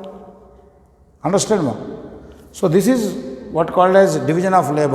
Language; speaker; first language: English; non-native, local second language; Telugu